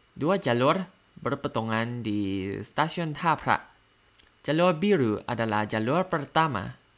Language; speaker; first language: Indonesian; non-native, learner; Thai